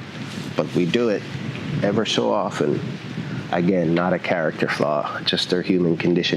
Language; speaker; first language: English; native; English